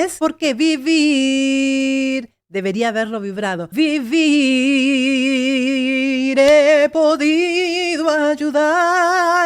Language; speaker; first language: Spanish; native; Spanish